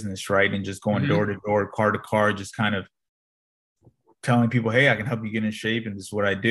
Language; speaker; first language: English; native; English